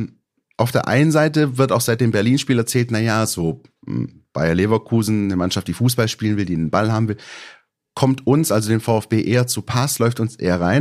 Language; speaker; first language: German; native; German